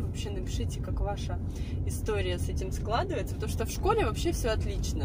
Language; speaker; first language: Russian; native; Russian